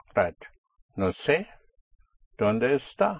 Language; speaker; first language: Spanish; non-native, fluent; English